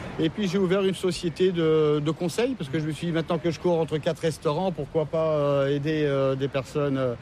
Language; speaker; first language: French; native; French